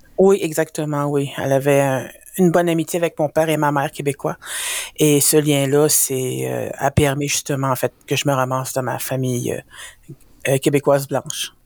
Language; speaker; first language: French; native; French